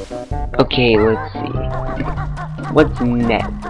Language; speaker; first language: English; native; English